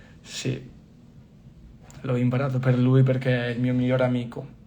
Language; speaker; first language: Italian; non-native, fluent; English